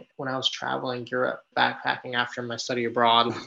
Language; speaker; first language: English; native; English